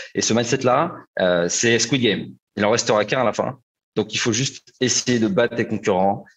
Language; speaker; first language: French; native; French